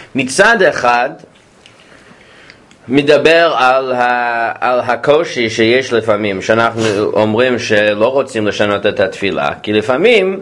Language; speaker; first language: Hebrew; non-native, fluent; English